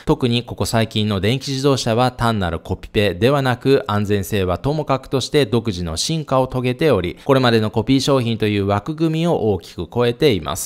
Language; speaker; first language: Japanese; native; Japanese